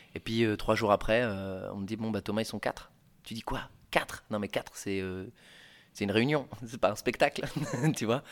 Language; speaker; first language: French; native; French